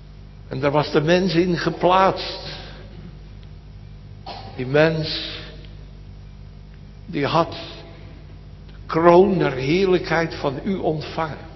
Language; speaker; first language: Dutch; native; Dutch